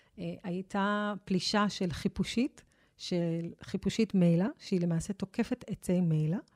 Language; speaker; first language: Hebrew; native; Hebrew